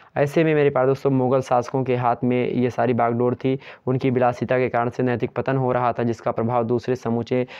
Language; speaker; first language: Hindi; native; Hindi